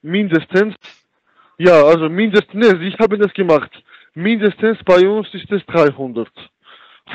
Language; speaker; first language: German; non-native, learner; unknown